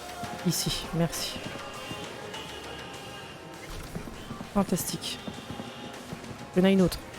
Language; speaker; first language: French; native; French